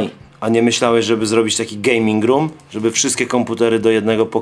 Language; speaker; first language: Polish; native; Polish